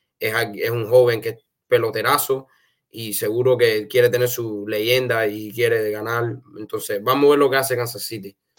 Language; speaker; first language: Spanish; early bilingual, heritage; Spanish